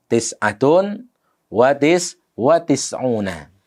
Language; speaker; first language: Arabic; non-native, fluent; Indonesian